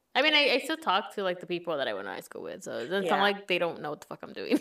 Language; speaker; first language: English; early bilingual, other home language; Spanish